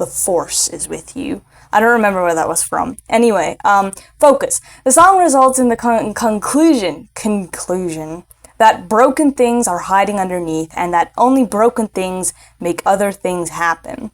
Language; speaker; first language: English; native; English